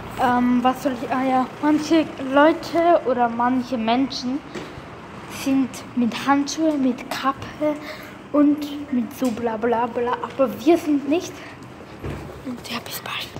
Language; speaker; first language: German; non-native, learner; Bulgarian